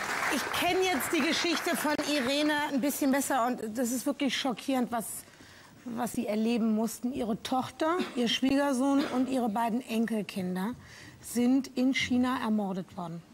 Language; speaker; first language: German; native; German